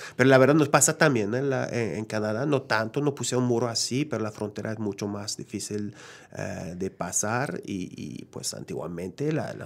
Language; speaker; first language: Spanish; non-native, fluent; French